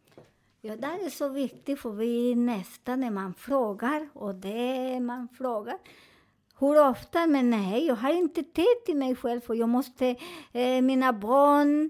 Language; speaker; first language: Swedish; non-native, learner; Spanish